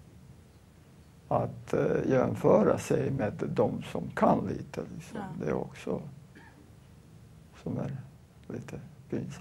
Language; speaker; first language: Swedish; non-native, fluent; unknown